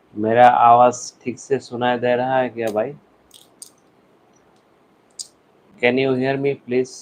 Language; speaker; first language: Hindi; non-native, learner; Bangla